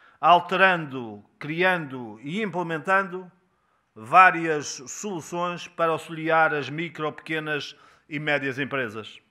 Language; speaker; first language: Portuguese; native; Portuguese